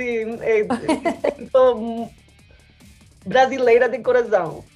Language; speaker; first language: Portuguese; non-native, learner; Spanish